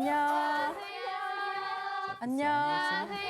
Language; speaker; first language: Korean; native; Korean